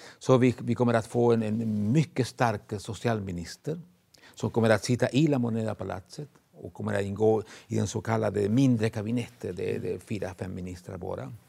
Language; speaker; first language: Swedish; non-native, fluent; Spanish